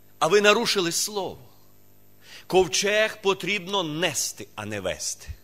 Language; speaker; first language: Ukrainian; non-native, local second language; Russian